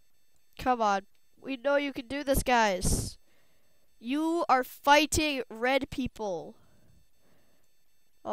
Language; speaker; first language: English; native; English